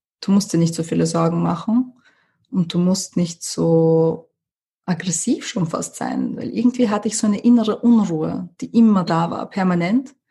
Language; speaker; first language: German; early bilingual, other home language; Russian